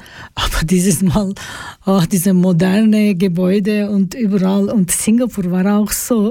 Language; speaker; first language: German; non-native, learner; Georgian